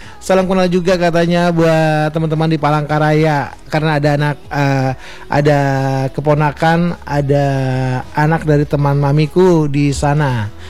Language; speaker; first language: Indonesian; native; Indonesian